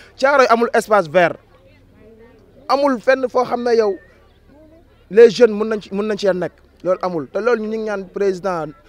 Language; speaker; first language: Wolof; native; Wolof